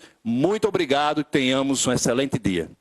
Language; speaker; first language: Portuguese; native; Portuguese